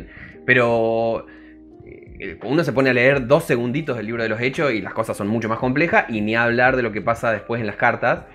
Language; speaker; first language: Spanish; native; Spanish